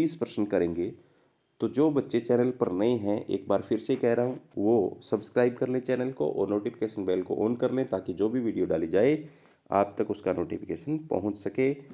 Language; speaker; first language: Hindi; native; Hindi